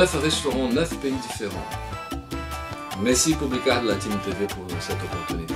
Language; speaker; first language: French; non-native, fluent; Spanish